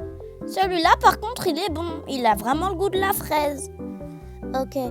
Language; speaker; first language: French; native; French